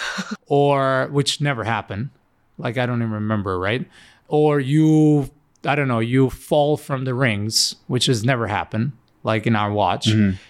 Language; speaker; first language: English; non-native, fluent; Macedonian